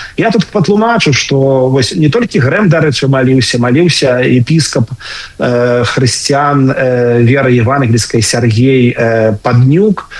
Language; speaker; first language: Belarusian; non-native, local second language; Russian